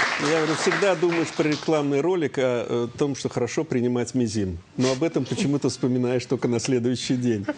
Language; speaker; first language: Russian; native; Russian